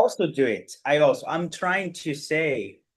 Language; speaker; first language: English; non-native, fluent; Portuguese